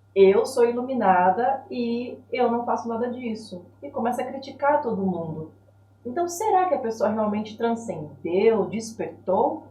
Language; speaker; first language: Portuguese; native; Portuguese